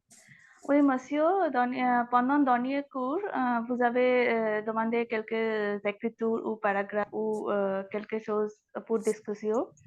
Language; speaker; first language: French; non-native, learner; Bangla